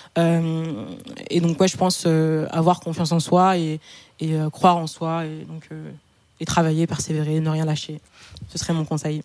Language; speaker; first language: French; native; French